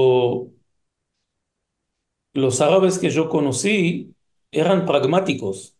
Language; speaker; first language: Spanish; non-native, fluent; Hebrew